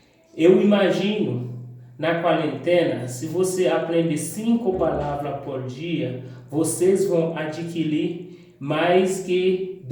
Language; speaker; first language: Portuguese; non-native, fluent; Haitian Creole